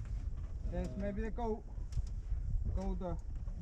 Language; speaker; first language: English; non-native, learner; Finnish